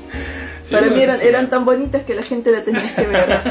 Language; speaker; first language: Spanish; native; Spanish